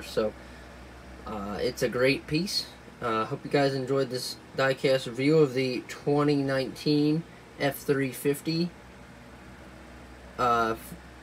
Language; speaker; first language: English; native; English